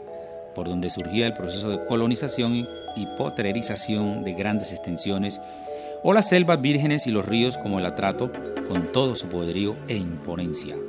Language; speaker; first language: Spanish; native; Spanish